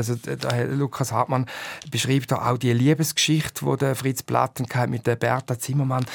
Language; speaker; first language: German; native; German